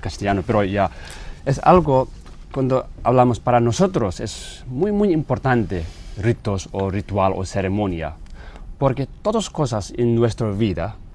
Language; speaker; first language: Spanish; non-native, learner; Tibetan